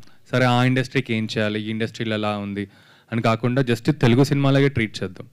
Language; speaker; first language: Telugu; native; Telugu